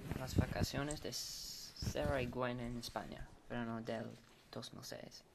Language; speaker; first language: Spanish; non-native, learner; English